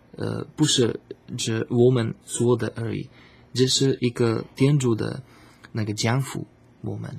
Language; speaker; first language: Chinese; non-native, learner; Slovak